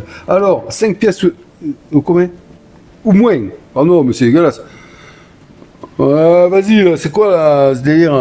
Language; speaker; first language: French; native; French